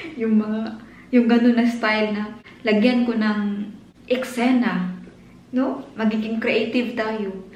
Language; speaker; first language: Filipino; non-native, local second language; Cebuano